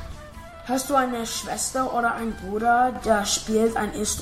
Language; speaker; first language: German; non-native, learner; English